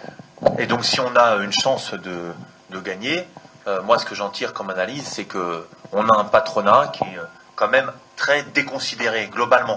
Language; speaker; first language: French; native; French